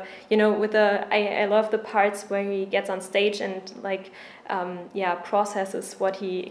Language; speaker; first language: English; non-native, fluent; German